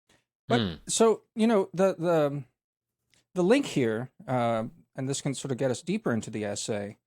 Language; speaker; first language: English; native; English